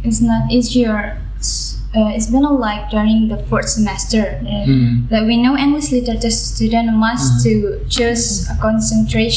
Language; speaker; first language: English; non-native, learner; Indonesian